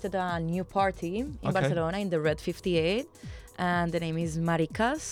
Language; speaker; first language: English; non-native, fluent; Spanish